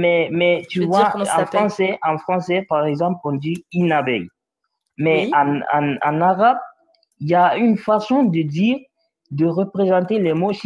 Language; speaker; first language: French; non-native, learner; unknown